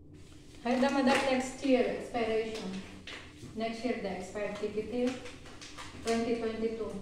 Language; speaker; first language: English; non-native, local second language; Filipino